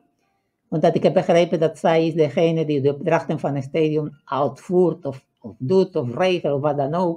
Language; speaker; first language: Dutch; non-native, fluent; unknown